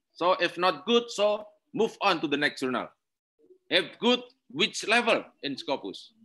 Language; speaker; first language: English; non-native, learner; Indonesian